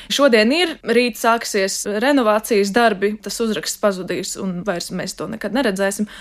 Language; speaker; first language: Latvian; non-native, local second language; Russian